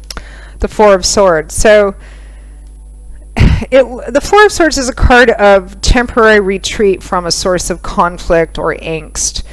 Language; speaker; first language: English; native; English